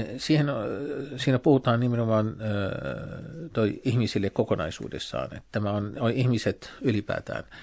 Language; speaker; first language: Finnish; non-native, fluent; Arabic